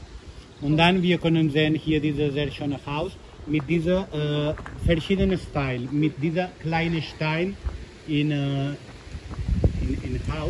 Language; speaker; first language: German; non-native, learner; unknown